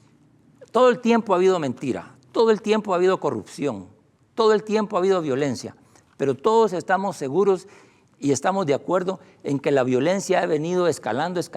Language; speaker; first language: Spanish; native; Spanish